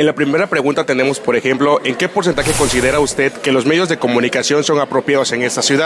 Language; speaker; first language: Spanish; native; Spanish